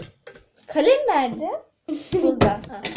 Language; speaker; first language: Turkish; native; Turkish